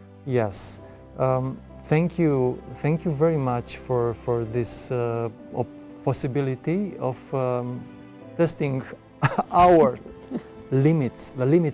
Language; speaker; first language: English; non-native, fluent; Romanian